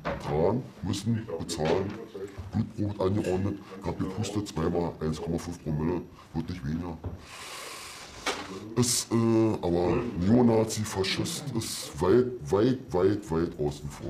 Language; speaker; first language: German; native; German